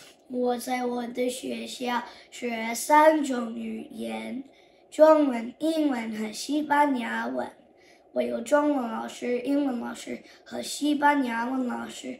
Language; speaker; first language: Chinese; non-native, learner; English